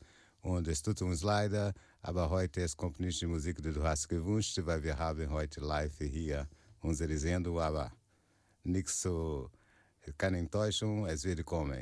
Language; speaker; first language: German; non-native, learner; Portuguese